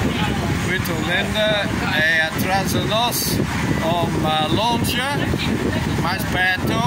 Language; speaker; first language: Portuguese; non-native, learner; English